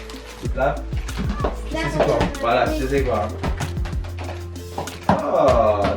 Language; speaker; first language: French; native; French